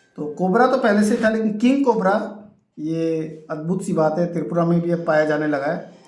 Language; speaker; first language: Hindi; non-native, local second language; Bangla